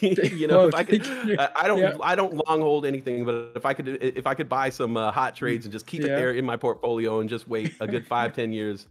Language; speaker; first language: English; native; English